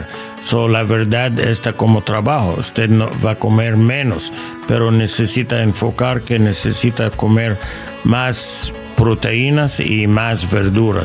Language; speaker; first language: Spanish; non-native, learner; English